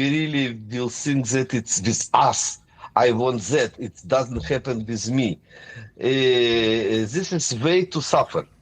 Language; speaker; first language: English; non-native, fluent; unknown